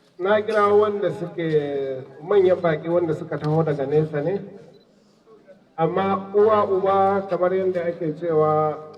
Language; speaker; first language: Hausa; non-native, local second language; Fula